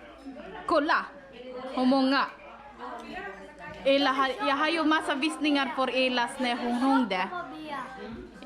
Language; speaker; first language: Swedish; non-native, fluent; Cebuano